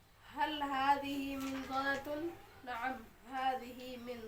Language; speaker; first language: Arabic; non-native, learner; Urdu